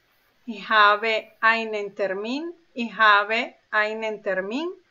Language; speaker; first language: German; non-native, learner; Spanish